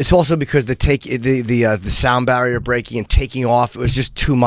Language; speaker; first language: English; native; English